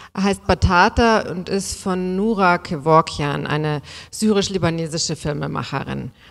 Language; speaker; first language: German; native; German